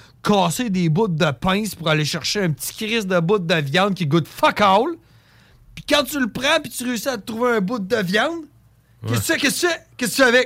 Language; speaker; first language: French; native; French